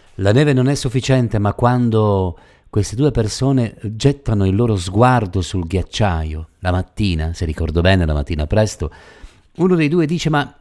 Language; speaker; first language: Italian; native; Italian